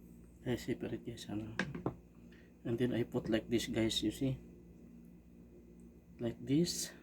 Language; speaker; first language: English; non-native, local second language; Filipino